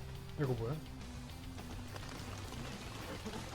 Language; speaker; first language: Korean; non-native, learner; Russian